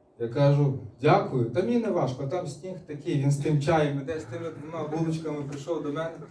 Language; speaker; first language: Ukrainian; native; Ukrainian